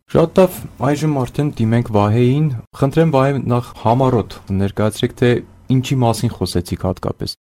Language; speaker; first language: Armenian; native; Armenian